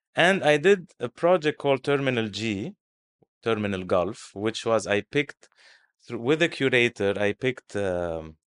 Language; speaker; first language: English; non-native, fluent; Arabic